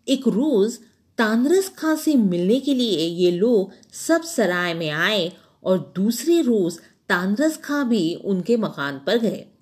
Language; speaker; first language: Hindi; non-native, local second language; Marathi